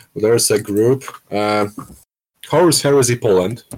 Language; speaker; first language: English; non-native, fluent; Polish